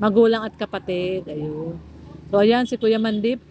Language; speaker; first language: Filipino; native; Filipino